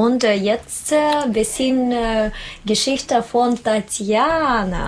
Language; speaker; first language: German; non-native, learner; Russian